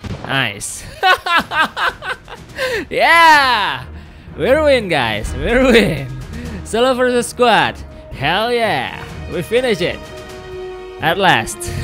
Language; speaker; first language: English; non-native, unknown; Indonesian